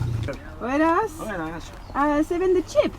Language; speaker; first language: Spanish; non-native, learner; Dutch